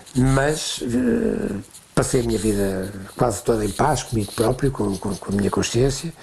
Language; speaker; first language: Portuguese; native; Portuguese